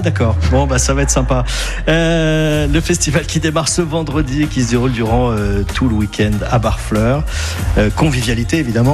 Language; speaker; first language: French; native; French